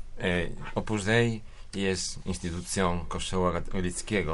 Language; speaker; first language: Polish; non-native, fluent; Spanish